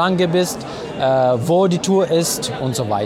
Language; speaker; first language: German; non-native, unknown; Italian